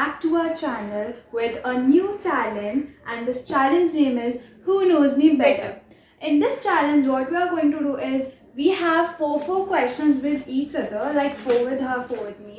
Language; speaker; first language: English; non-native, local second language; Hindi